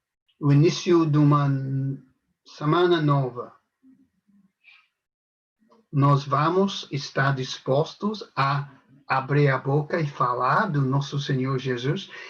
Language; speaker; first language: Portuguese; non-native, fluent; English